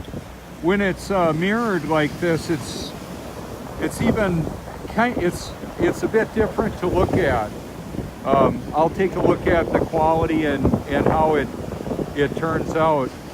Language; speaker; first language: English; native; English